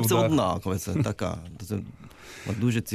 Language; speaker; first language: Ukrainian; non-native, learner; Japanese